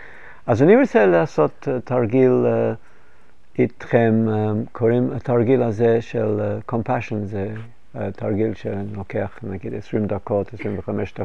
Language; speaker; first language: Hebrew; non-native, fluent; English